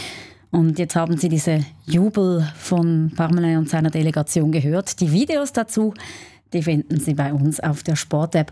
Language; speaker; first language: German; native; German